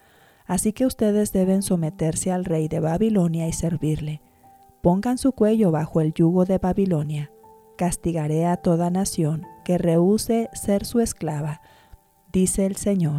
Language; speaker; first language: Spanish; native; Spanish